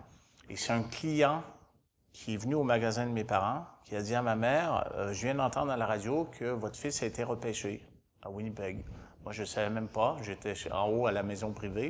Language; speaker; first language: French; native; French